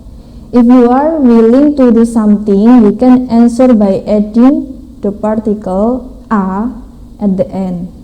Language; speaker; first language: English; non-native, fluent; Indonesian